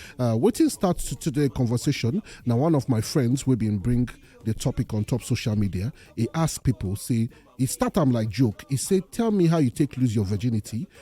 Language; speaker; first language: Nigerian Pidgin; native; Nigerian Pidgin